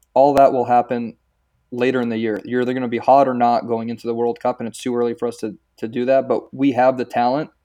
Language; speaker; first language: English; early bilingual, other home language; Croatian